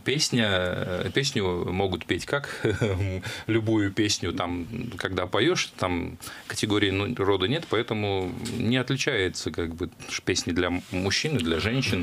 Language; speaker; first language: Russian; non-native, local second language; Azerbaijani